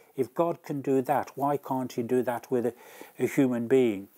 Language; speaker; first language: English; native; English